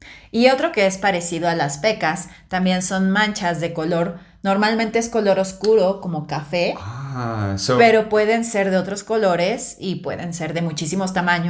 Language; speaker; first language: Spanish; native; Spanish